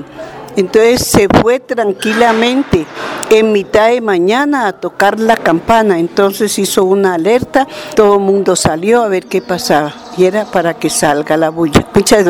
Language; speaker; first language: Spanish; native; Spanish